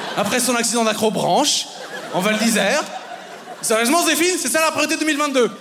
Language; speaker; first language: French; native; French